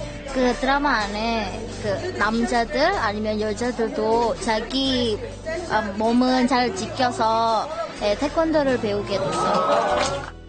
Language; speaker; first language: Korean; non-native, learner; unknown